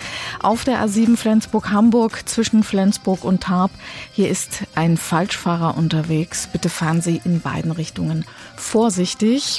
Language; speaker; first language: German; native; German